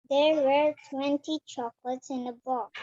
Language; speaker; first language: English; non-native, learner; Indonesian